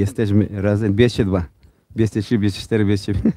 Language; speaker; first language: Polish; non-native, learner; Spanish